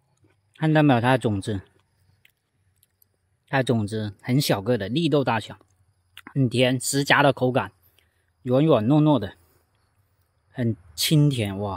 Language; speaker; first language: Chinese; non-native, local second language; Cantonese